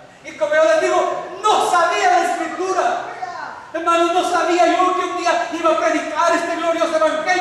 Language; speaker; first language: Spanish; native; Spanish